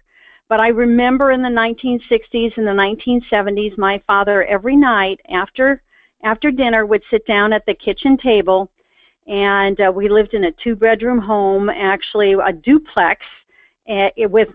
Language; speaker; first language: English; native; English